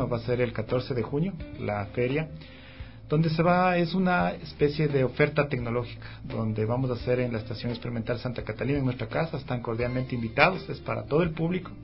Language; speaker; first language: Spanish; native; Spanish